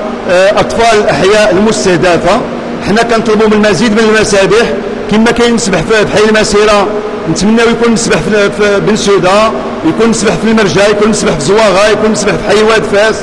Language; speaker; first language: Arabic; native; Arabic